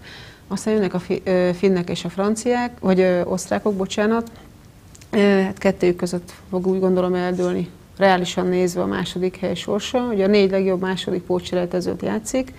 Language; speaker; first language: Hungarian; native; Hungarian